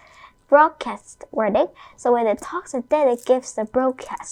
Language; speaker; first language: English; non-native, fluent; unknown